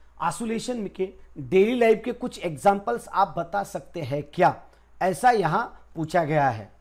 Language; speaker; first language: Hindi; non-native, local second language; Marathi